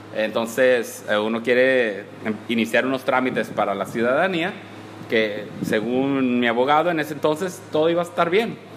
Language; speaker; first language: Spanish; early bilingual, heritage; Spanish